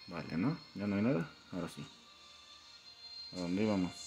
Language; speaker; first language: Spanish; native; Spanish